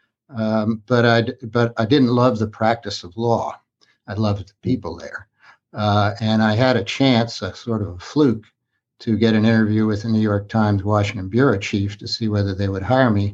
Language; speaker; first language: English; native; English